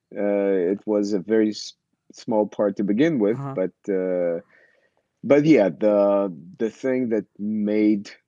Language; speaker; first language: English; early bilingual, other home language; Russian